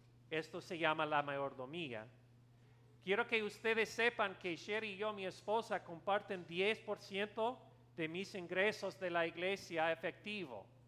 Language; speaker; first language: Spanish; non-native, learner; English